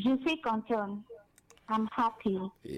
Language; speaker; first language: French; non-native, learner; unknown